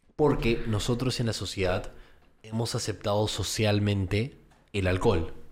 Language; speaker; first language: Spanish; early bilingual, heritage; Spanish